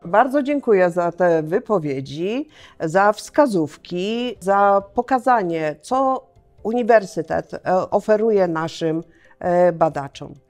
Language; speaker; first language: Polish; native; Polish